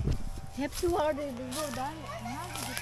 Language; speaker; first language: Turkish; non-native, learner; Filipino